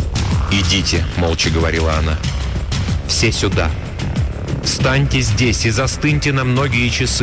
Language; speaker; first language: Russian; native; Russian